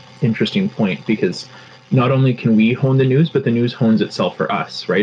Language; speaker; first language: English; native; English